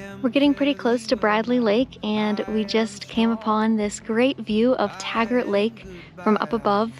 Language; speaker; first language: English; native; English